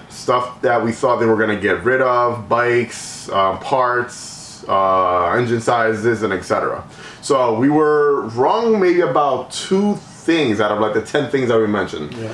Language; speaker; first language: English; native; English